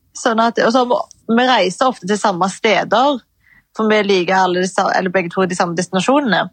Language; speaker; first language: Norwegian; early bilingual, other home language; Arabic